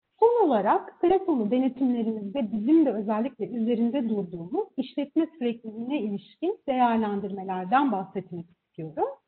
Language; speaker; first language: Turkish; native; Turkish